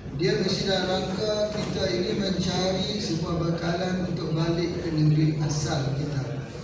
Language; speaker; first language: Malay; native; Malay